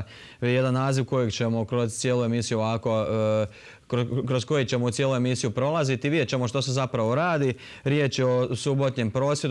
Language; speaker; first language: Croatian; native; Croatian